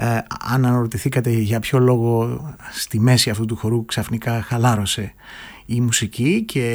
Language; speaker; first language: Greek; native; Greek